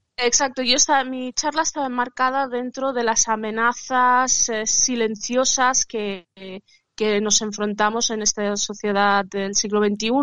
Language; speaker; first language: Spanish; early bilingual, other home language; Arabic